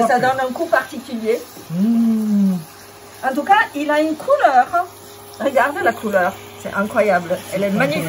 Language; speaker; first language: French; non-native, fluent; Italian